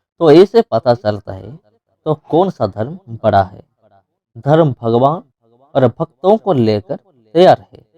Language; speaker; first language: Hindi; non-native, local second language; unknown